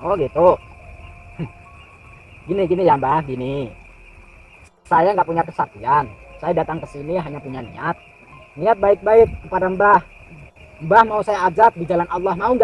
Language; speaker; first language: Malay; non-native, local second language; Javanese